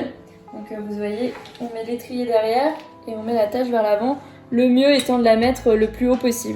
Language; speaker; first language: French; native; French